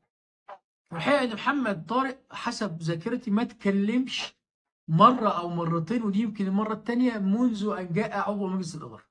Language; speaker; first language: Arabic; native; Arabic